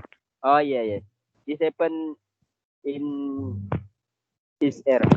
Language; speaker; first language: English; non-native, local second language; Malay